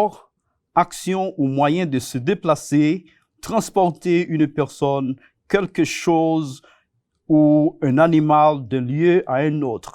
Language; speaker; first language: French; non-native, fluent; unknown